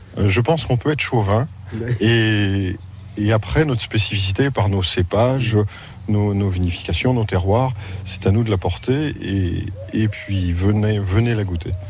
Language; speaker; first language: French; native; French